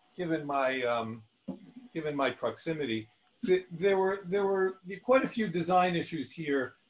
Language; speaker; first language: English; native; English